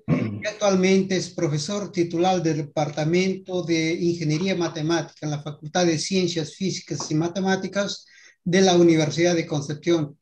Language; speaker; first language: Spanish; native; Spanish